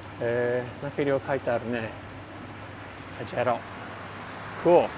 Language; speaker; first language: Japanese; non-native, fluent; English